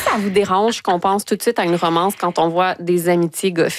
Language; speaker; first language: French; native; French